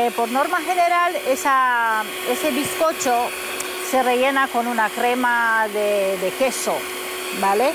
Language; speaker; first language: Spanish; non-native, fluent; Romanian